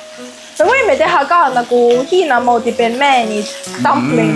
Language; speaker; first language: Estonian; non-native, learner; Chinese